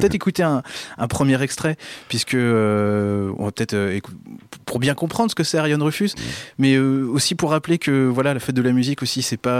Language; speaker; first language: French; native; French